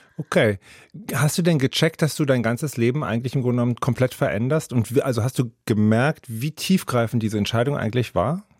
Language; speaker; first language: German; native; German